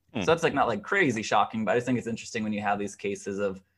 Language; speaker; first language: English; native; English